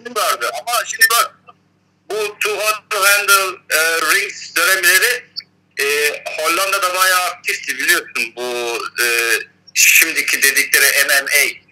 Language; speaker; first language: Turkish; early bilingual, heritage; Turkish